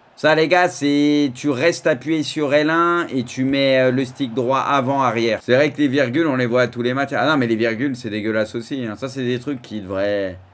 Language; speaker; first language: French; native; French